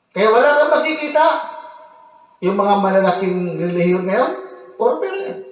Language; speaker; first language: Filipino; non-native, local second language; Cebuano